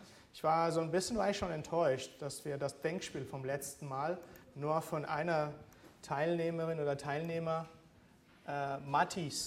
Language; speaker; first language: German; non-native, fluent; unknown